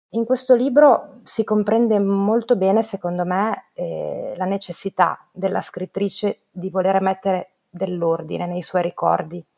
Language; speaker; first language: Italian; native; Italian